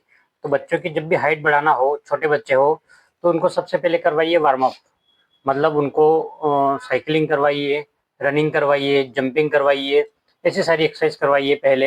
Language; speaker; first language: Hindi; native; Hindi